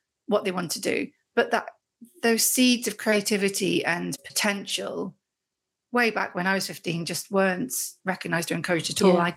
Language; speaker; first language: English; native; English